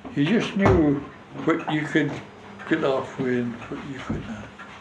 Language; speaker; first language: English; native; English